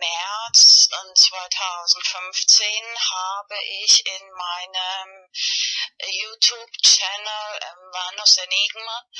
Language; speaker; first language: German; non-native, fluent; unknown